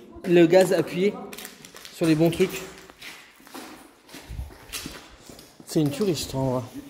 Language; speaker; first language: French; native; French